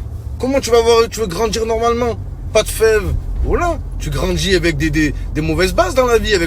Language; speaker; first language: French; native; French